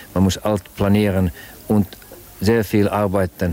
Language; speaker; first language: German; non-native, learner; Finnish